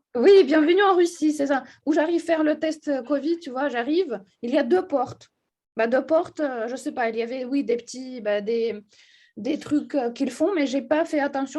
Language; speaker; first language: French; non-native, fluent; Russian